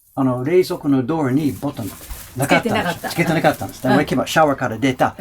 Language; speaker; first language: Japanese; non-native, fluent; English